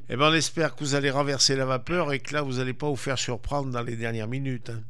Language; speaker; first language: French; native; French